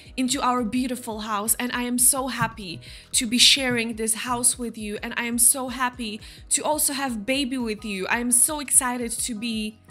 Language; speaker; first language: English; non-native, fluent; Slovak